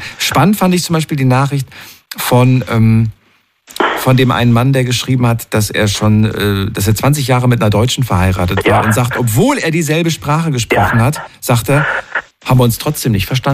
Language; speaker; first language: German; native; German